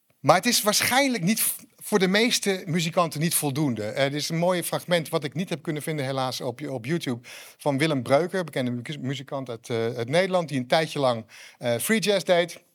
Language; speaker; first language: Dutch; native; Dutch